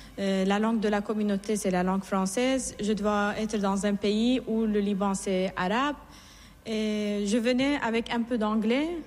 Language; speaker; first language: French; non-native, fluent; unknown